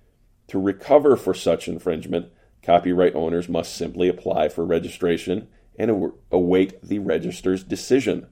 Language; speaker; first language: English; native; English